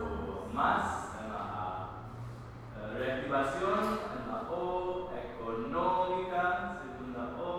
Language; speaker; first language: Spanish; non-native, fluent; English